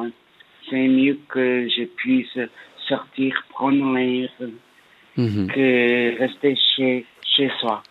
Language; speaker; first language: French; non-native, learner; Portuguese